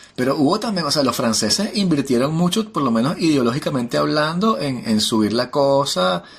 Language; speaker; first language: Spanish; native; Spanish